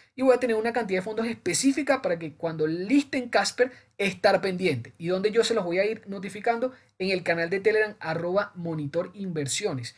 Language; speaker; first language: Spanish; native; Spanish